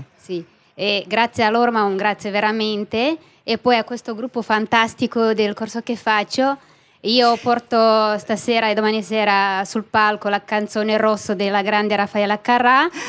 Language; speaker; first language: Italian; non-native, fluent; Romanian